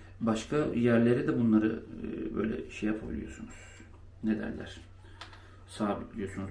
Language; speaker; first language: Turkish; native; Turkish